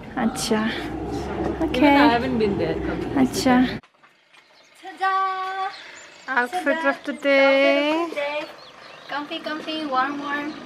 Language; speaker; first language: English; non-native, local second language; Tangkhul Naga (India)